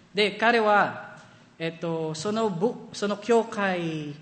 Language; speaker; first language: Japanese; non-native, fluent; Filipino